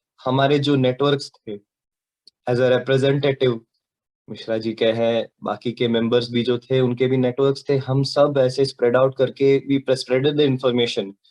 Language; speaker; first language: Hindi; non-native, local second language; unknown